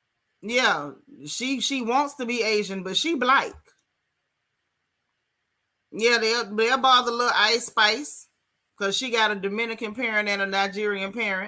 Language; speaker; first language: English; native; English